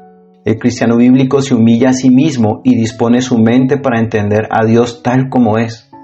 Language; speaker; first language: Spanish; native; Spanish